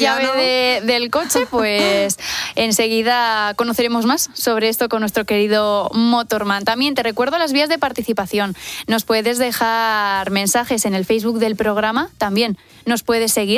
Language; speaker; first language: Spanish; native; Spanish